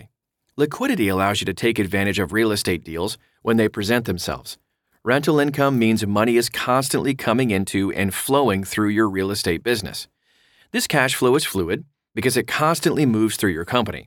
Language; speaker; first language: English; native; English